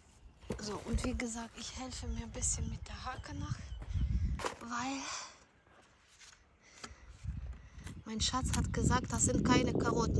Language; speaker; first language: German; non-native, fluent; Ukrainian